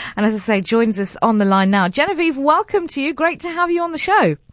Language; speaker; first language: English; native; English